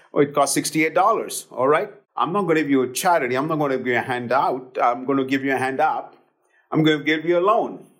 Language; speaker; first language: English; non-native, local second language; Hindi